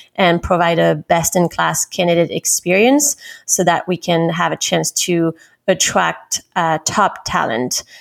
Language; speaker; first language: English; non-native, fluent; French